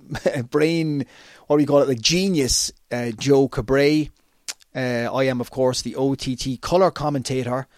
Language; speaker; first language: English; native; English